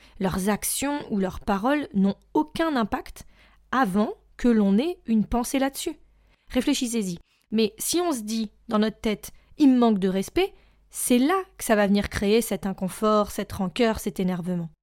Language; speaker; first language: French; native; French